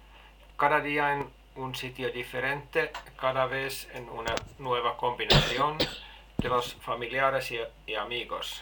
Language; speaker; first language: Spanish; non-native, learner; Finnish